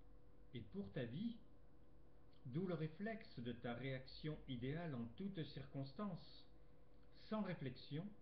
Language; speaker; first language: French; native; French